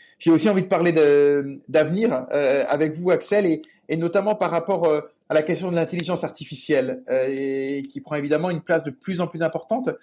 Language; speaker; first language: French; native; French